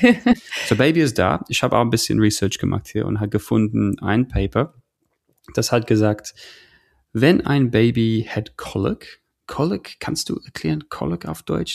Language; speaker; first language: German; non-native, fluent; English